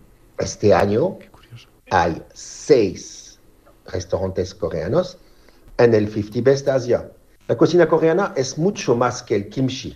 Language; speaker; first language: Spanish; non-native, learner; French